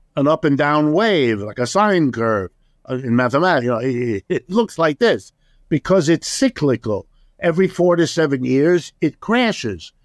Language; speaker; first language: English; early bilingual, other home language; German